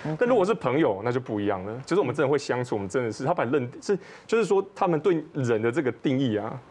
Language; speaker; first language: Chinese; native; Chinese